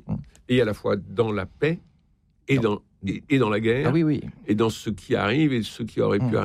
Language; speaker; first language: French; native; French